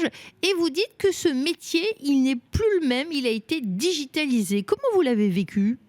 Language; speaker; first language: French; native; French